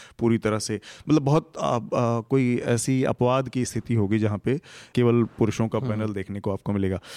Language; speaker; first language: Hindi; native; Hindi